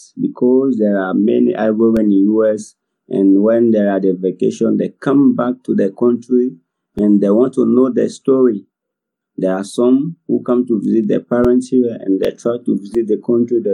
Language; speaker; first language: English; non-native, learner; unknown